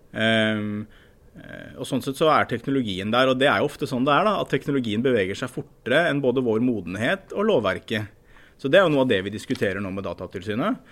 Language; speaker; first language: Norwegian; native; Norwegian